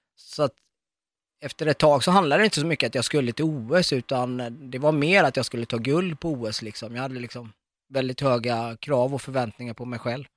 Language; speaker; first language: Swedish; early bilingual, other home language; Arabic